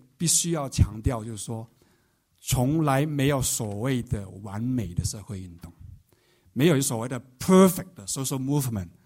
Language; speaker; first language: Chinese; non-native, local second language; Cantonese